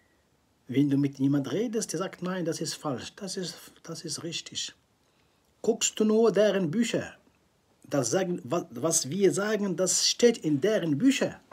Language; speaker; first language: German; non-native, fluent; Arabic